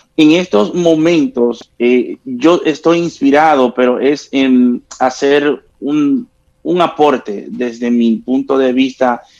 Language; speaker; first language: Spanish; native; Spanish